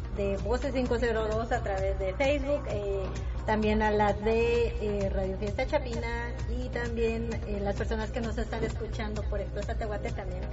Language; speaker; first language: Spanish; native; Spanish